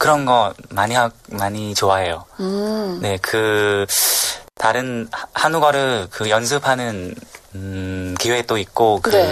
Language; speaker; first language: Korean; non-native, learner; Vietnamese